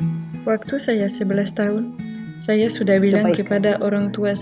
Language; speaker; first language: Indonesian; non-native, fluent; French